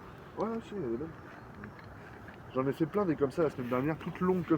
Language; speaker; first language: French; native; French